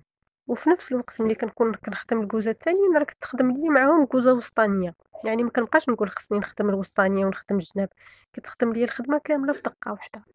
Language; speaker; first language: Arabic; native; Arabic